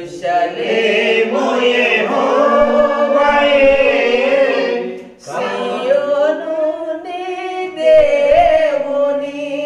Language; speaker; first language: Telugu; native; Telugu